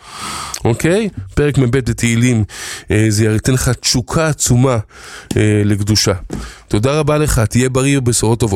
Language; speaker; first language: Hebrew; native; Hebrew